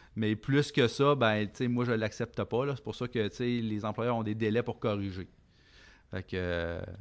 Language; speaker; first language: French; native; French